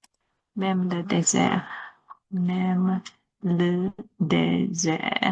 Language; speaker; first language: French; non-native, learner; Chinese